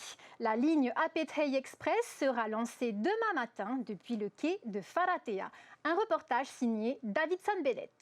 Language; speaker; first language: French; native; French